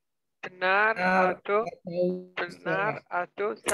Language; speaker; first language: Indonesian; non-native, learner; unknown